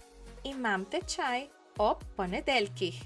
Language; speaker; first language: Slovenian; non-native, fluent; Spanish